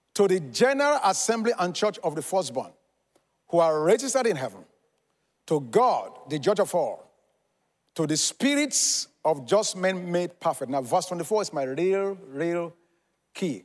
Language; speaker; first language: English; non-native, local second language; Yoruba